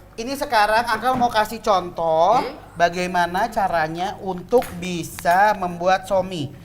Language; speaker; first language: Indonesian; native; Indonesian